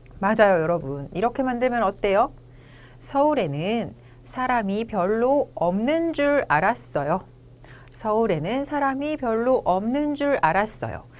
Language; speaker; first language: Korean; native; Korean